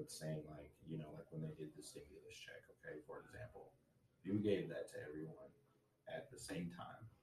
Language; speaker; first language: English; native; English